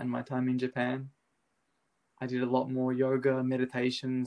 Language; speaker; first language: English; native; English